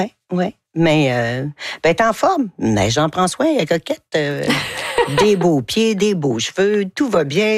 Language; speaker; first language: French; native; French